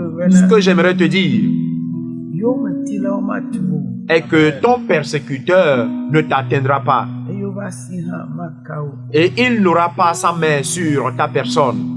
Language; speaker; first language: French; non-native, local second language; Ewe